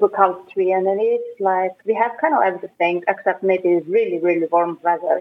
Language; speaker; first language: English; non-native, fluent; Icelandic